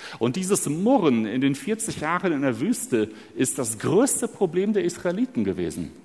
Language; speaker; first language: German; early bilingual, other home language; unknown